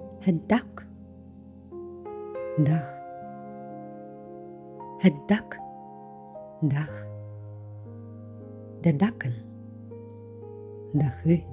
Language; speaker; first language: Dutch; non-native, fluent; Ukrainian